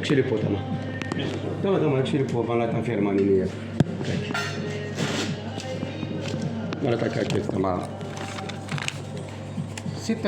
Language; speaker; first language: Finnish; non-native, learner; Turkish